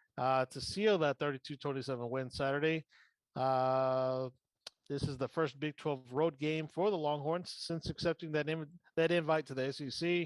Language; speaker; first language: English; native; English